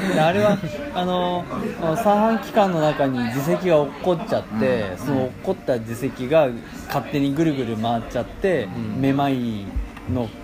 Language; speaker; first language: Japanese; native; Japanese